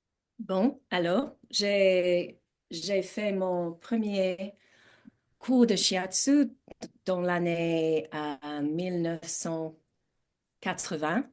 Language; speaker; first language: French; non-native, learner; English